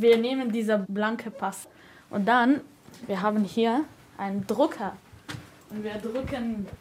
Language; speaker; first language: German; non-native, learner; Hebrew